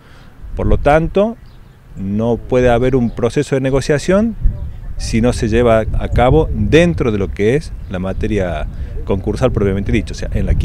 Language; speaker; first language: Spanish; native; Spanish